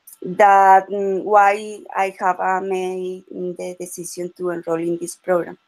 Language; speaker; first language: English; non-native, learner; Spanish